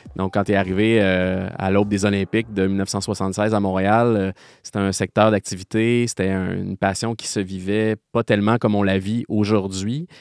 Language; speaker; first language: French; native; French